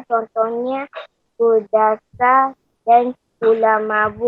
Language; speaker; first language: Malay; non-native, local second language; Chinese